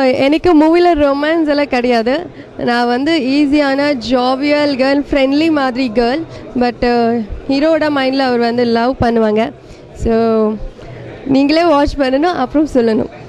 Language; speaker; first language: Tamil; non-native, local second language; Kannada